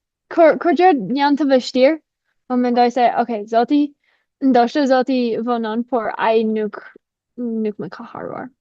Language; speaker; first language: Albanian; non-native, fluent; English